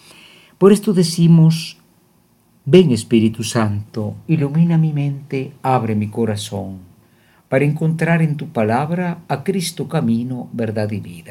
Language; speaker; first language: Spanish; native; Spanish